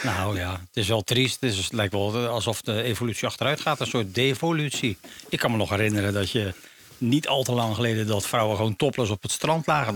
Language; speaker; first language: Dutch; native; Dutch